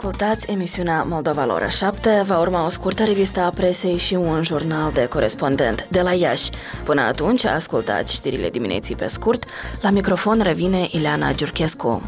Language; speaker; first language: Romanian; native; Romanian